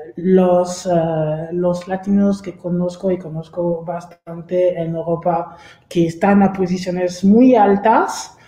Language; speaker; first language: Spanish; non-native, fluent; French